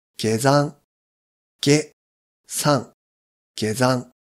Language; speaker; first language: Japanese; native; Japanese